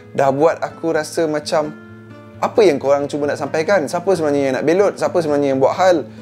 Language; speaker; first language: Malay; native; Malay